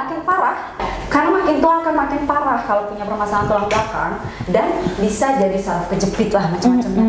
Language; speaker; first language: Indonesian; native; Indonesian